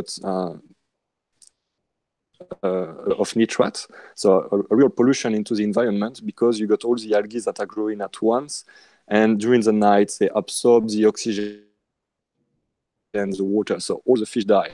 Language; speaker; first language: English; non-native, fluent; French